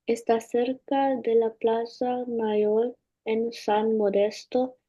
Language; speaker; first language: Spanish; non-native, learner; English